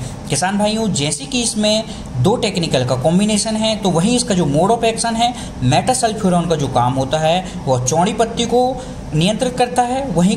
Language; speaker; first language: Hindi; native; Hindi